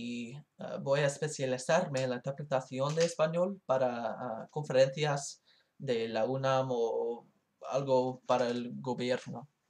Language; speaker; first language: Spanish; non-native, learner; English